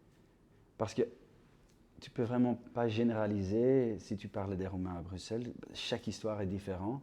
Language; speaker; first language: French; non-native, local second language; Dutch